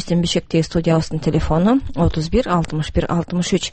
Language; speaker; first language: Kyrgyz; native; Kyrgyz